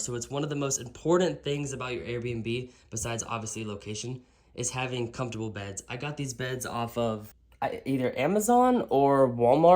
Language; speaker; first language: English; native; English